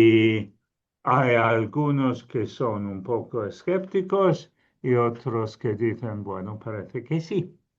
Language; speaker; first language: Spanish; non-native, fluent; English